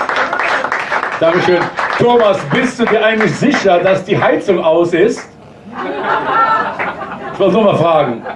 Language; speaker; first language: German; native; German